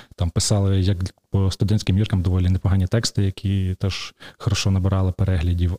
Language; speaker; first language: Ukrainian; native; Ukrainian